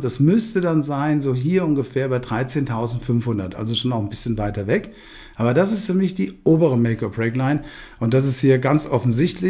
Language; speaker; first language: German; native; German